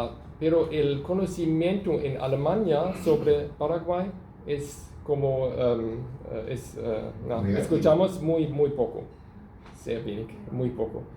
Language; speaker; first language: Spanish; non-native, fluent; German